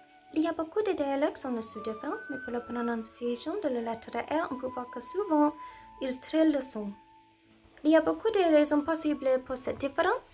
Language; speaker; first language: French; non-native, learner; English